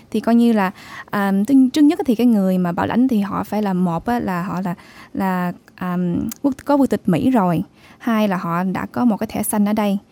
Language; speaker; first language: Vietnamese; early bilingual, heritage; Vietnamese